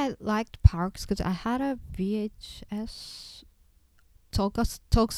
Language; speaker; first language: English; non-native, learner; Japanese